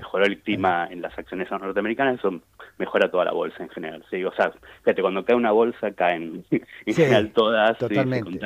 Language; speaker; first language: Spanish; native; Spanish